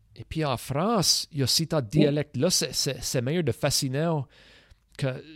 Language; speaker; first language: French; non-native, local second language; English